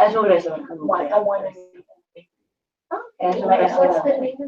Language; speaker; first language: Spanish; non-native, fluent; English